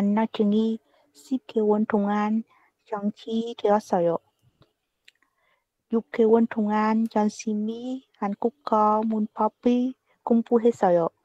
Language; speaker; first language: Korean; non-native, learner; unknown